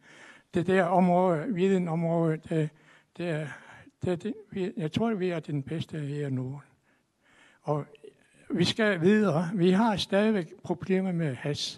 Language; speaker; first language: Danish; non-native, local second language; Kalaallisut